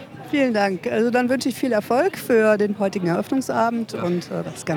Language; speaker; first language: German; native; German